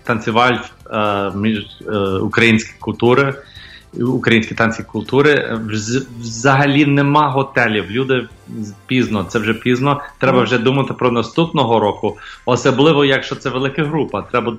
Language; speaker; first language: Ukrainian; early bilingual, heritage; English